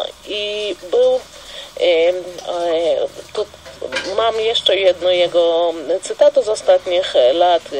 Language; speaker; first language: Polish; non-native, fluent; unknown